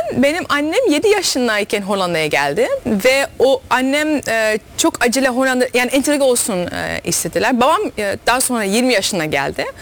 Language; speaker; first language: Turkish; early bilingual, heritage; Dutch